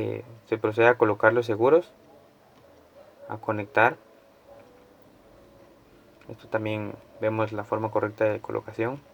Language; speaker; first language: Spanish; native; Spanish